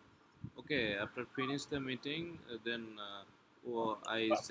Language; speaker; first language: English; non-native, learner; Bangla